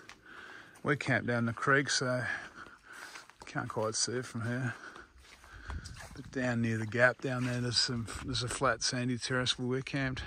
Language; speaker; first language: English; native; English